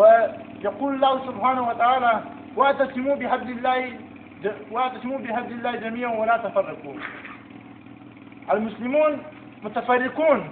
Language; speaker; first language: Arabic; non-native, learner; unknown